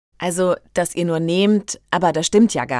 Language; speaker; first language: German; native; German